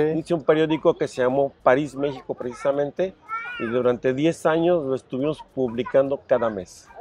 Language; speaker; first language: Spanish; native; Spanish